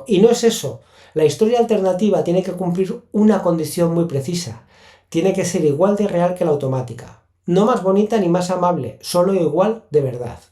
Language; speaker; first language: Spanish; native; Spanish